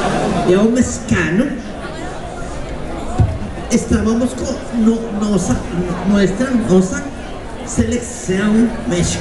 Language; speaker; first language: Portuguese; non-native, learner; Spanish